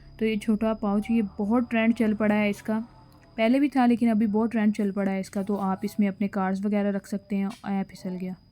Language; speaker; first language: Urdu; non-native, local second language; Punjabi